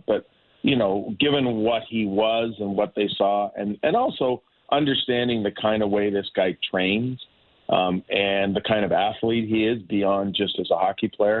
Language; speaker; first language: English; native; English